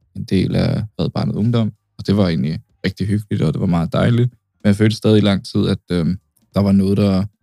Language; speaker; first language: Danish; early bilingual, other home language; Kurdish